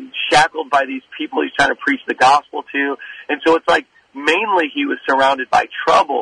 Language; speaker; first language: English; native; English